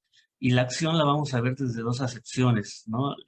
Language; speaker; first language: Spanish; native; Spanish